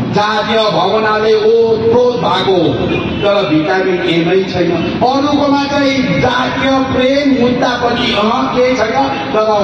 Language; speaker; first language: Nepali; native; Nepali